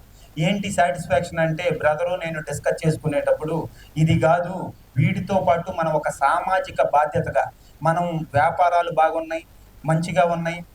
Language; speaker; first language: Telugu; native; Telugu